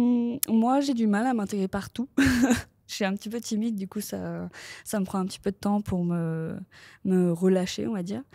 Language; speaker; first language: French; native; French